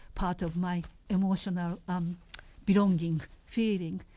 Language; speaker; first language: English; non-native, fluent; Japanese